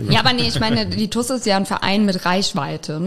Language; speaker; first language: German; native; German